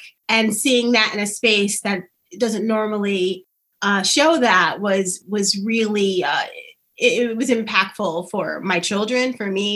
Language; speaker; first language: English; native; English